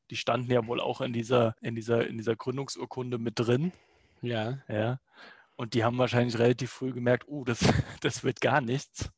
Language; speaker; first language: German; native; German